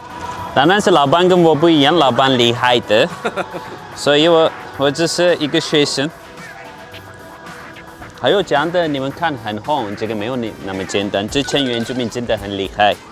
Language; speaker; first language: Chinese; non-native, fluent; Turkish